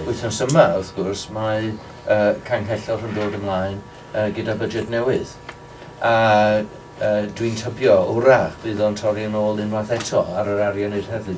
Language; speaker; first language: Welsh; non-native, local second language; English